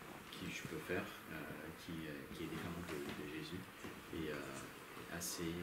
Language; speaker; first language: French; non-native, learner; English